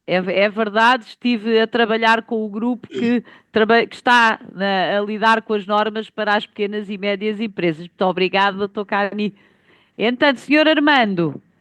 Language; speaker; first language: Portuguese; native; Portuguese